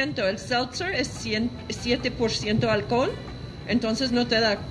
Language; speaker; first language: Spanish; non-native, fluent; English